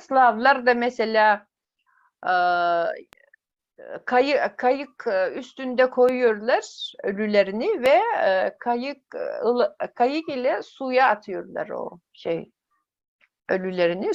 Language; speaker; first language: Turkish; non-native, fluent; Yakut